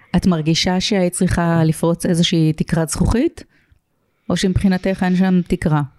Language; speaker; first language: Hebrew; native; Hebrew